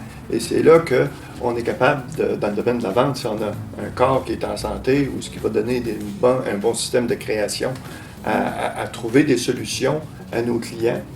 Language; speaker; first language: French; native; French